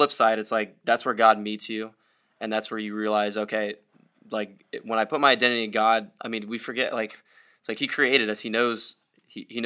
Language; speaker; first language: English; native; English